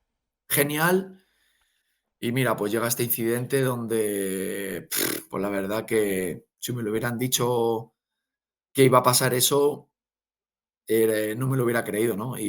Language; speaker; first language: Spanish; native; Spanish